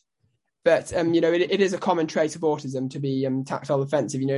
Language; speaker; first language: English; native; English